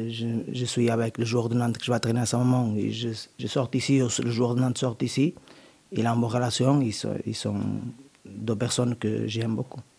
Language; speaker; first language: French; non-native, learner; Portuguese